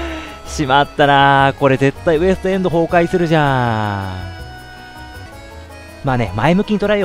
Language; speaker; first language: Japanese; native; Japanese